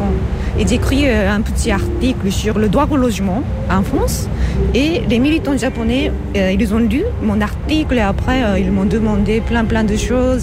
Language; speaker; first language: French; non-native, fluent; Japanese